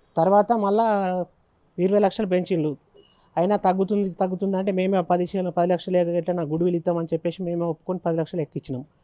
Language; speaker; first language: Telugu; native; Telugu